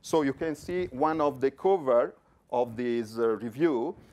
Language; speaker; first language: English; non-native, fluent; Italian